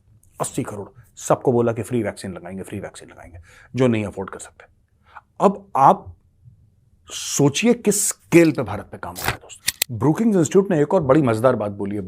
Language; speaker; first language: Hindi; native; Hindi